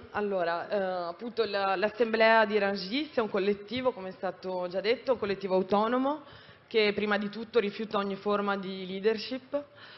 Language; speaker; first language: Italian; native; Italian